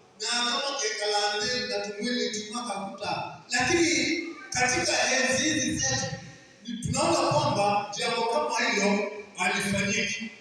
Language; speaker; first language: Swahili; non-native, local second language; Kamba